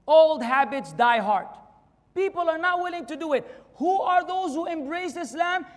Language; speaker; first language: English; non-native, fluent; Arabic